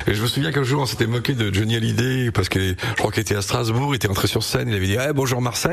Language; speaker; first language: French; native; French